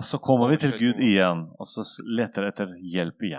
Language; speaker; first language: Norwegian; non-native, fluent; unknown